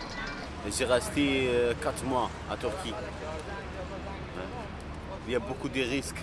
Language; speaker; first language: French; non-native, local second language; Arabic